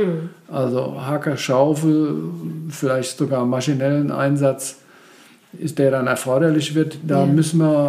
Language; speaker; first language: German; native; German